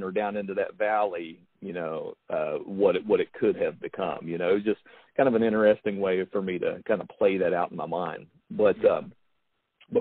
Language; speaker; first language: English; native; English